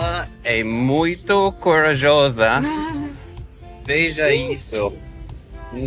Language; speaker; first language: Portuguese; non-native, fluent; English